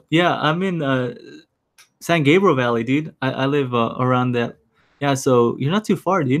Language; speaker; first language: English; native; English